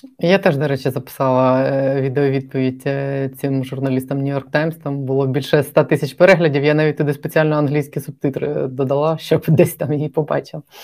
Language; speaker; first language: Ukrainian; native; Ukrainian